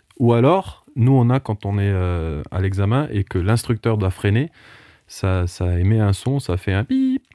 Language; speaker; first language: French; non-native, local second language; Portuguese